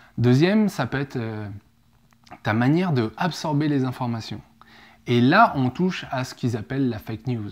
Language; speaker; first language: French; native; French